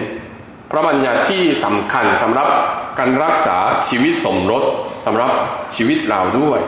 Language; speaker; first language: Thai; non-native, fluent; Korean